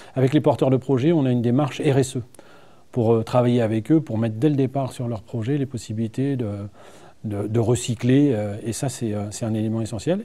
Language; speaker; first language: French; native; French